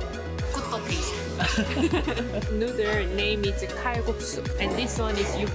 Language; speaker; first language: English; non-native, learner; Korean